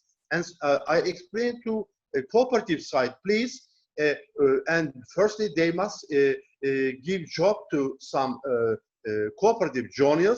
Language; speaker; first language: English; non-native, learner; Turkish